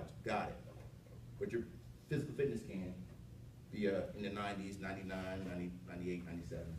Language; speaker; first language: English; native; English